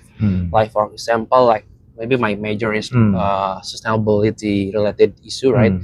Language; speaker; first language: English; non-native, fluent; Indonesian